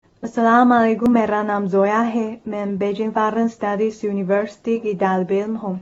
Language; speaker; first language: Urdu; non-native, learner; Chinese